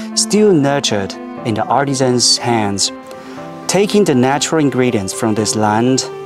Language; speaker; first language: English; non-native, fluent; Chinese